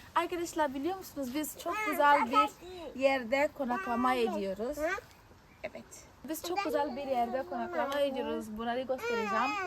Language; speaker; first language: Turkish; non-native, fluent; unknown